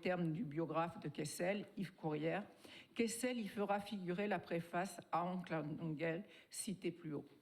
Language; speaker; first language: French; native; French